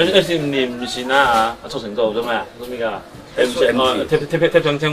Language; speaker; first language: Chinese; native; Chinese